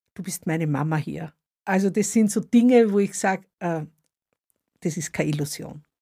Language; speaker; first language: German; native; German